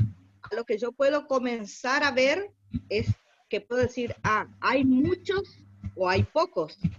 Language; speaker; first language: Spanish; native; Spanish